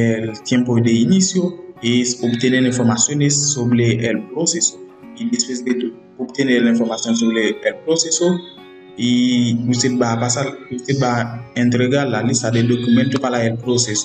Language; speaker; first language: Spanish; non-native, learner; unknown